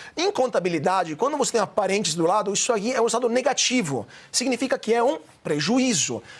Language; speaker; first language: Portuguese; non-native, fluent; Italian